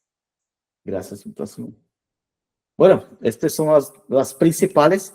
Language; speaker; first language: Spanish; non-native, fluent; Portuguese